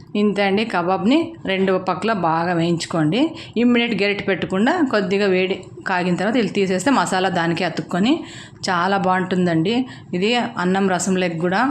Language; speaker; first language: Telugu; native; Telugu